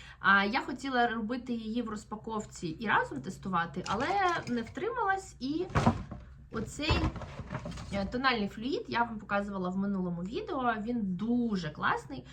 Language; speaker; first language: Ukrainian; native; Ukrainian